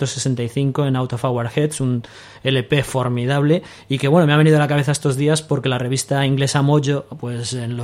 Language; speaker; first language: Spanish; native; Spanish